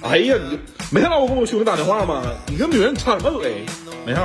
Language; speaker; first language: Chinese; native; Chinese